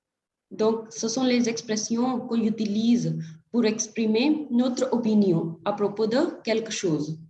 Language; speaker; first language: French; non-native, fluent; Hindi